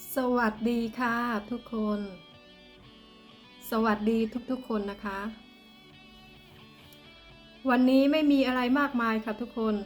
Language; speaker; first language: Thai; non-native, local second language; Northeastern Thai